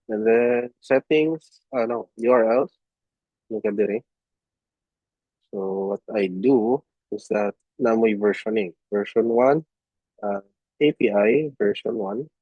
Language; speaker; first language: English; non-native, local second language; Cebuano